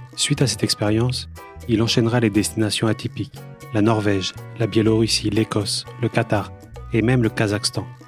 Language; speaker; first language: French; native; French